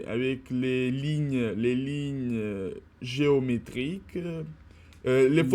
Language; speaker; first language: French; non-native, learner; Russian